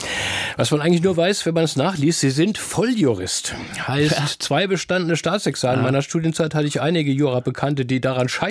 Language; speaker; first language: German; native; German